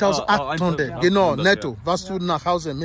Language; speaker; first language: German; non-native, learner; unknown